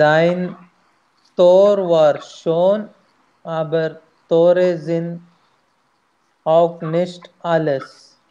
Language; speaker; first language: German; non-native, learner; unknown